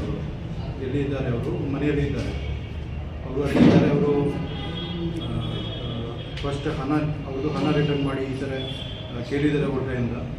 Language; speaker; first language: Kannada; non-native, fluent; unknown